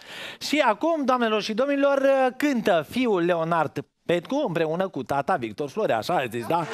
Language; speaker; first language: Romanian; native; Romanian